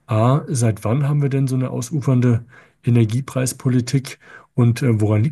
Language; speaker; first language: German; native; German